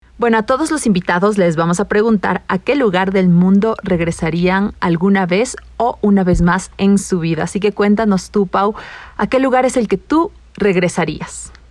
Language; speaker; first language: Spanish; native; Spanish